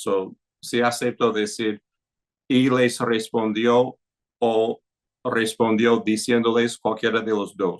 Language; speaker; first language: Spanish; non-native, fluent; English